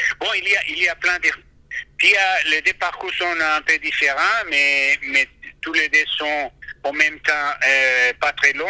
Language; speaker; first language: French; non-native, fluent; Spanish